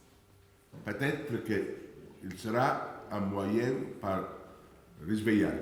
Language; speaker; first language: French; non-native, fluent; Italian